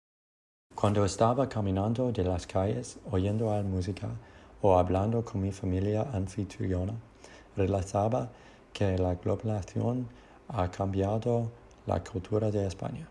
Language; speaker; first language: Spanish; non-native, learner; English